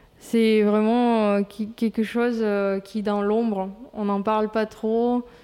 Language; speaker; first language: French; non-native, fluent; Russian